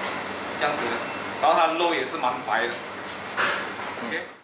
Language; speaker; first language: Chinese; native; Chinese